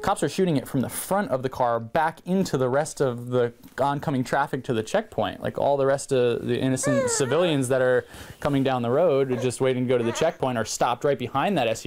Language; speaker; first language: English; native; English